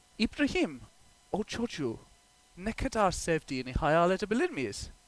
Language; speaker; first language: Turkish; non-native, fluent; English